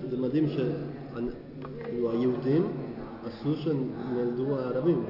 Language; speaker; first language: Hebrew; non-native, learner; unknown